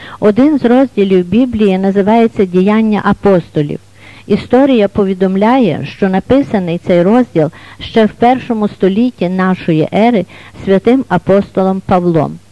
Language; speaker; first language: Ukrainian; native; Ukrainian